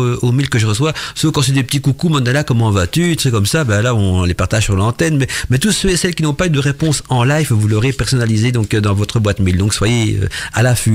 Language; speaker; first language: French; native; French